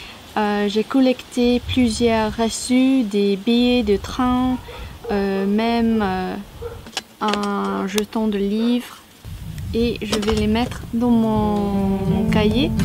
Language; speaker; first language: French; non-native, fluent; English